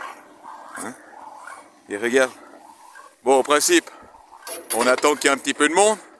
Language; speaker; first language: French; native; French